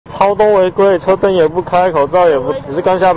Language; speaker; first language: Chinese; native; Chinese